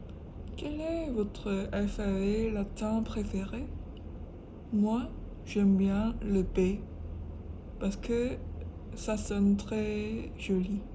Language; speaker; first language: French; non-native, fluent; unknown